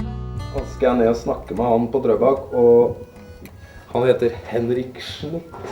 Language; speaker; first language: Norwegian; native; Norwegian